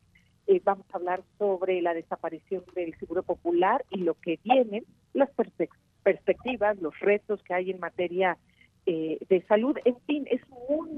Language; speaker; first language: Spanish; native; Spanish